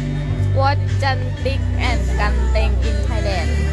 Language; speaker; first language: English; non-native, learner; Thai